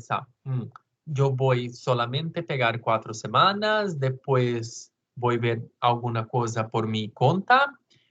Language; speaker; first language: Spanish; non-native, learner; Portuguese